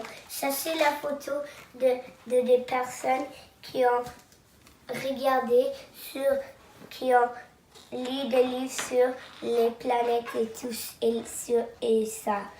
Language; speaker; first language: French; non-native, local second language; English